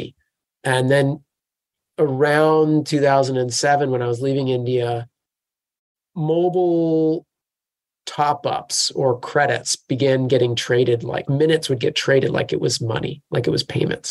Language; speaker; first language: English; native; English